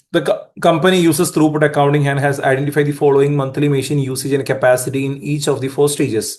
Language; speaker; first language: English; non-native, local second language; Malayalam